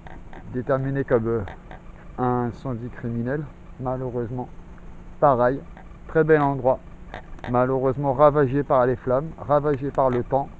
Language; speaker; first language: French; native; French